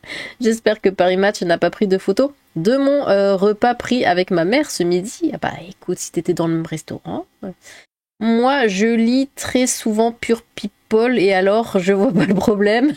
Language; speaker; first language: French; native; French